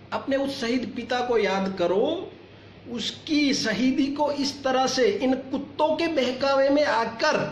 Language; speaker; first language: Hindi; non-native, local second language; Gujarati